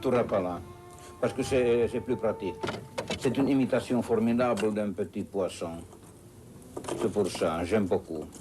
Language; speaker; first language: French; non-native, fluent; Finnish